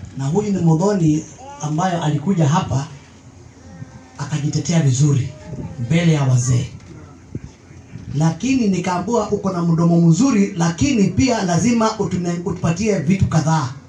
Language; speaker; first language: Swahili; non-native, local second language; Kikuyu